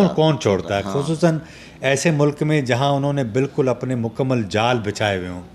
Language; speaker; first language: Urdu; non-native, local second language; Sindhi